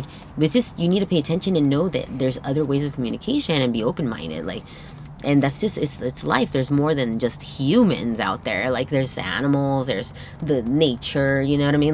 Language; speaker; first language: English; early bilingual, other home language; Spanish